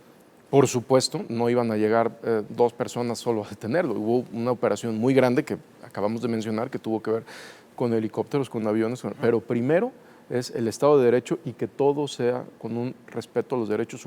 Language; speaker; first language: Spanish; native; Spanish